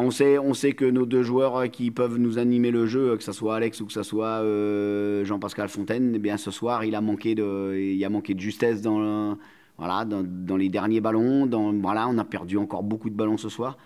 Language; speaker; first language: French; native; French